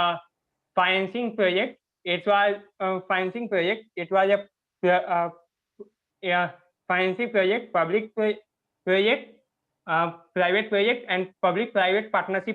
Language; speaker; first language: English; non-native, learner; Hindi